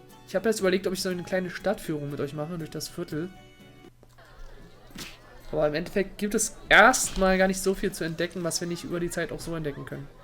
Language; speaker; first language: German; native; German